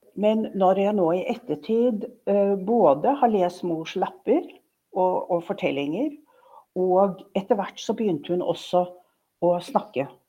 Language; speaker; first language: Norwegian; native; Norwegian